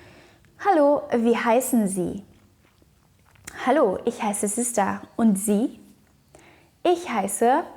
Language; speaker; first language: German; non-native, fluent; Indonesian